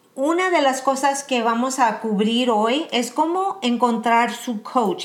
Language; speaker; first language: Spanish; early bilingual, heritage; Spanish